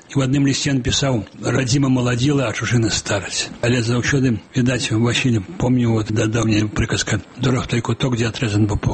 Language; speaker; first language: Belarusian; native; Belarusian